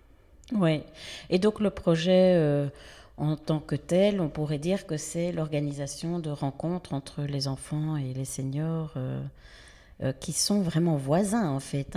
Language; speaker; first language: French; native; French